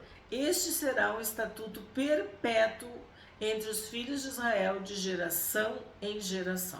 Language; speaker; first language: Portuguese; native; Portuguese